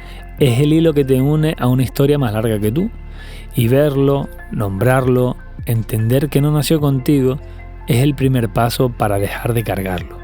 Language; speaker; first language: Spanish; native; Spanish